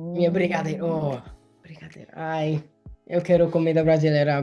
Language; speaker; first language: Portuguese; early bilingual, heritage; English